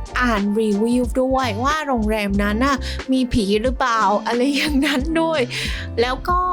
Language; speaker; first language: Thai; non-native, fluent; Vietnamese